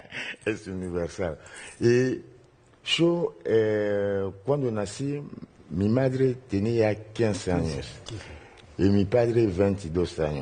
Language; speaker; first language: Spanish; non-native, learner; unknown